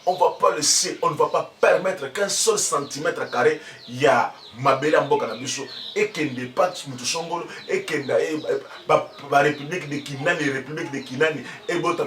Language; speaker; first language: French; non-native, local second language; Lingala